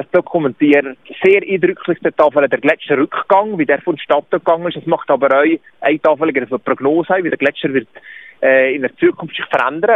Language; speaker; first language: German; native; German